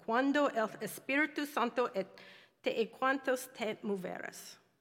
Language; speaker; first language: Spanish; non-native, learner; English